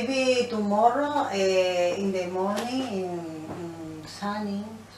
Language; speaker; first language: English; non-native, learner; Spanish